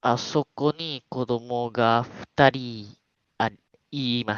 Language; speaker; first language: Japanese; non-native, learner; Malay